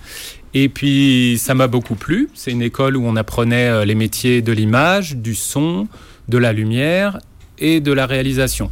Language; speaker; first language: French; native; French